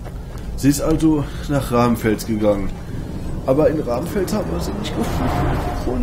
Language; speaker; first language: German; native; German